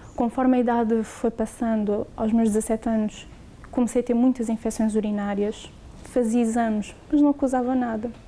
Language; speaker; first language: Portuguese; native; Portuguese